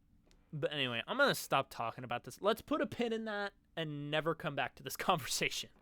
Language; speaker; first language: English; native; English